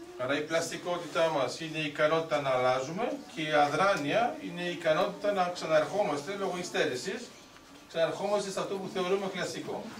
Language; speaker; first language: Greek; early bilingual, heritage; Greek